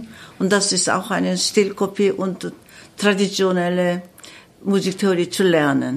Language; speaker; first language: German; non-native, learner; Korean